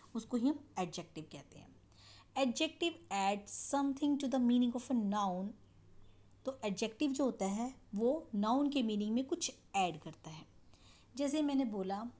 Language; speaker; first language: Hindi; native; Hindi